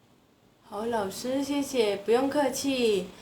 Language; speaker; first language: Chinese; non-native, fluent; Indonesian